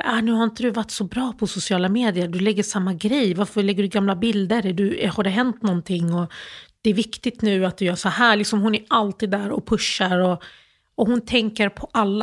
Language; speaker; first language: Swedish; early bilingual, other home language; Arabic